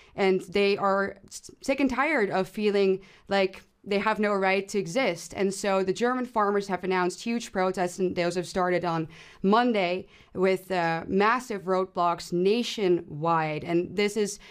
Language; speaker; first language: English; non-native, fluent; Dutch